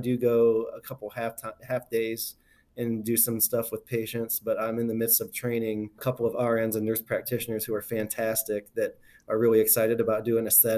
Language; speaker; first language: English; native; English